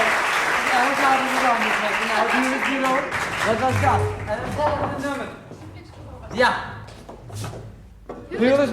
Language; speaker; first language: Dutch; native; Dutch